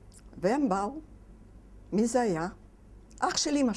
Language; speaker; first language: Hebrew; non-native, fluent; Yiddish